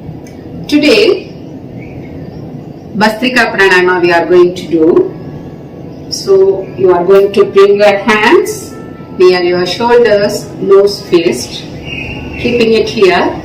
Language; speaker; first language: English; non-native, local second language; Tamil